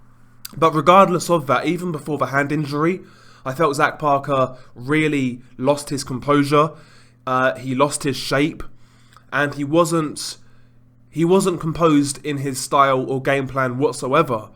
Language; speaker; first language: English; native; English